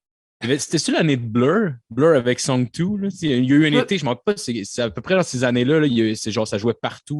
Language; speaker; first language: French; native; French